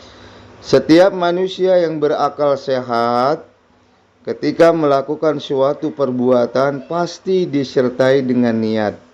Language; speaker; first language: Indonesian; native; Indonesian